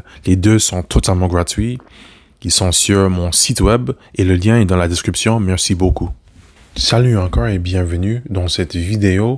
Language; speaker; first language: French; non-native, learner; English